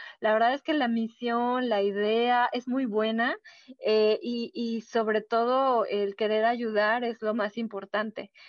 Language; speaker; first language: Spanish; native; Spanish